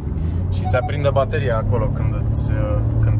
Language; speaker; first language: Romanian; native; Romanian